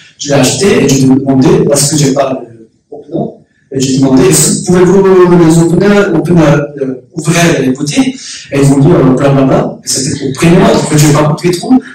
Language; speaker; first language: French; non-native, learner; Korean